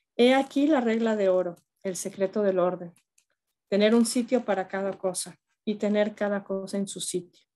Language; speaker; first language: Spanish; native; Spanish